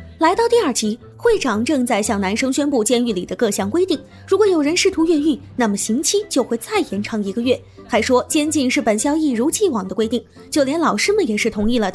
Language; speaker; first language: Chinese; native; Chinese